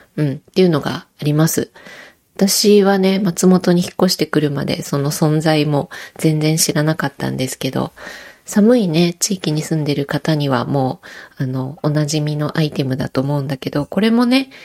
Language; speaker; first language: Japanese; native; Japanese